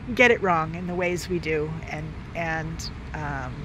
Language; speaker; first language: English; native; English